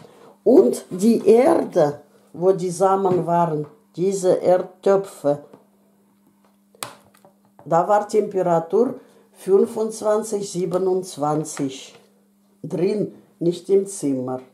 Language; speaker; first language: German; non-native, fluent; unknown